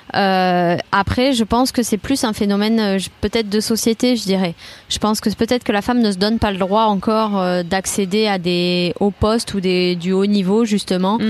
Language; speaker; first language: French; native; French